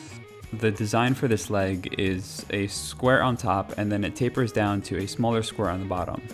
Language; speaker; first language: English; native; English